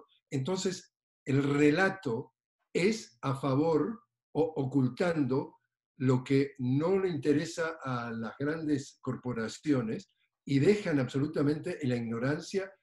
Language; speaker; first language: Spanish; native; Spanish